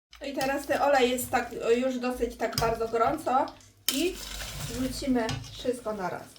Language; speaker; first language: Polish; non-native, learner; Chinese